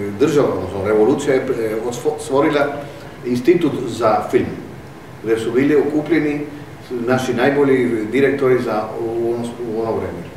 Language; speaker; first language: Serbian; non-native, fluent; Spanish